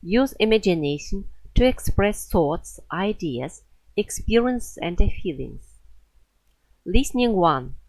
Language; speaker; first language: English; non-native, fluent; Kazakh